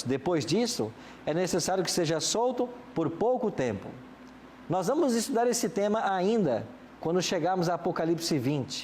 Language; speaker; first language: Portuguese; native; Portuguese